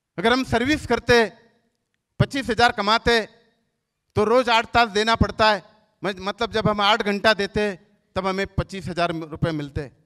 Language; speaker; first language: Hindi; non-native, local second language; Marathi